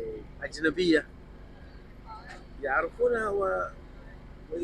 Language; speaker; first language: Arabic; non-native, fluent; Tamasheq